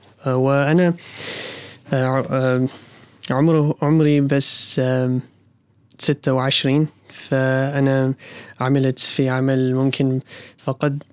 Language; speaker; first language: Arabic; non-native, learner; English